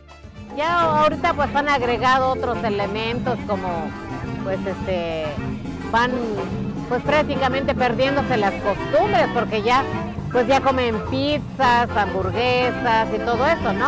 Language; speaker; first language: Spanish; native; Spanish